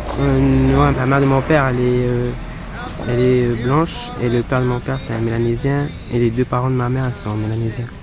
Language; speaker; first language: French; native; French